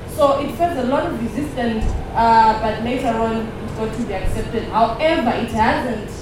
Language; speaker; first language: English; non-native, local second language; Shona